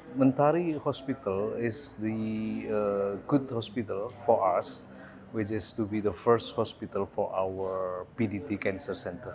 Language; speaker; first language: English; non-native, fluent; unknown